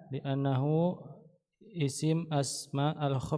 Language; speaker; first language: Arabic; non-native, learner; Indonesian